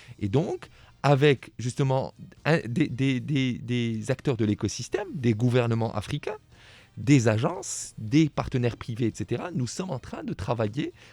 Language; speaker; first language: French; non-native, local second language; Arabic